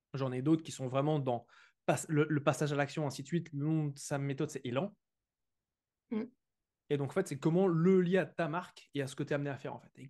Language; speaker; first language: French; native; French